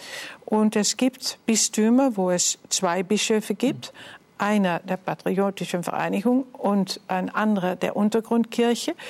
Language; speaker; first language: German; non-native, fluent; Dutch